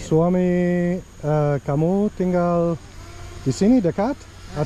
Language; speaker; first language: Indonesian; non-native, learner; English